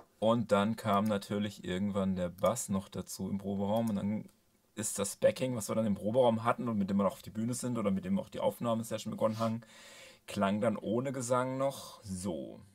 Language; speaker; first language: German; native; German